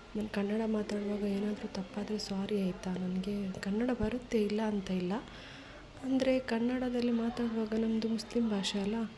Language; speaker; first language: Kannada; non-native, local second language; Malayalam